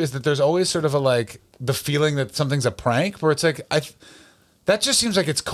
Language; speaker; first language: English; native; English